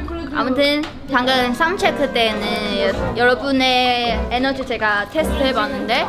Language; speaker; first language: Korean; non-native, fluent; Chinese